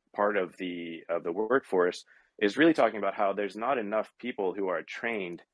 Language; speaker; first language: English; native; English